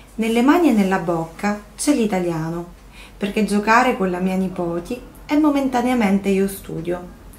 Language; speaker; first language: Italian; non-native, learner; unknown